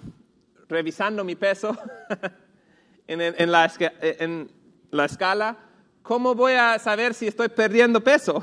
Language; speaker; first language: Spanish; non-native, fluent; English